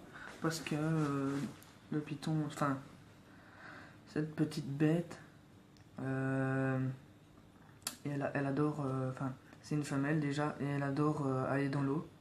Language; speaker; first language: French; native; French